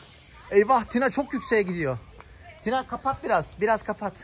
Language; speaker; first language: Turkish; native; Turkish